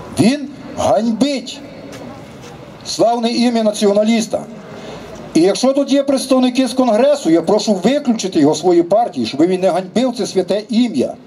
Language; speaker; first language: Ukrainian; native; Ukrainian